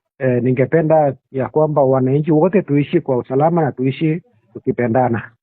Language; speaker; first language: Swahili; non-native, local second language; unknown